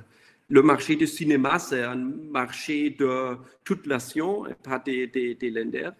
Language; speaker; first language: French; non-native, fluent; German